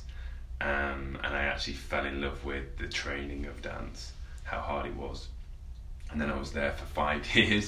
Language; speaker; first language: English; native; English